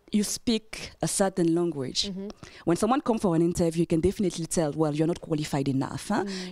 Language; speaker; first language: English; non-native, fluent; French